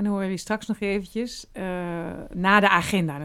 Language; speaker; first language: Dutch; native; Dutch